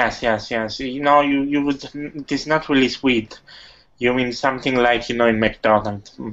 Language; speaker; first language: English; non-native, fluent; Italian